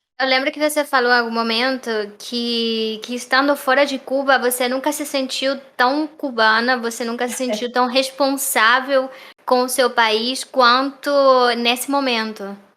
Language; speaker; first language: Portuguese; native; Portuguese